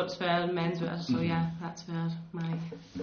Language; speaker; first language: English; native; English